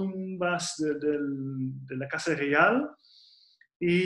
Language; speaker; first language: Spanish; non-native, fluent; Dutch